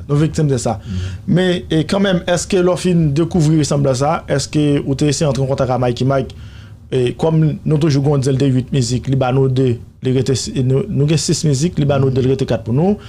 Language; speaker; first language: Haitian Creole; native; Haitian Creole